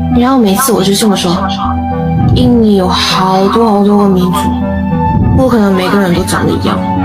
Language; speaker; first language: Chinese; early bilingual, other home language; Indonesian